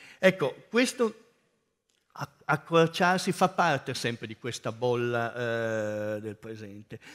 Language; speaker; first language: Italian; native; Italian